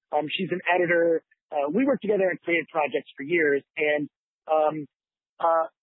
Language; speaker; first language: English; native; English